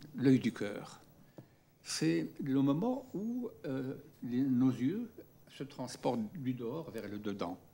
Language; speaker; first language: French; non-native, local second language; Arabic